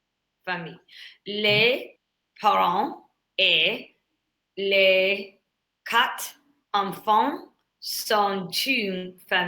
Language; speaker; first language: French; non-native, learner; English